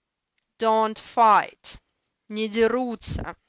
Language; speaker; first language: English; non-native, fluent; Russian